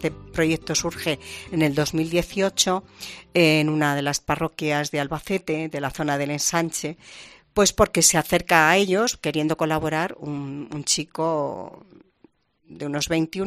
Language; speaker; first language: Spanish; native; Spanish